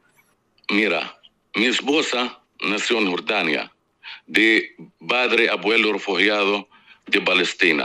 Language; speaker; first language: Spanish; non-native, fluent; Arabic